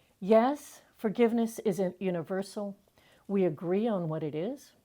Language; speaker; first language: English; native; English